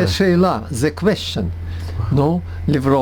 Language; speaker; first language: Hebrew; non-native, learner; Russian